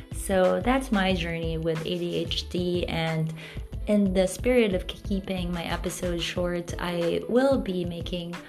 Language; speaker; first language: English; non-native, local second language; Filipino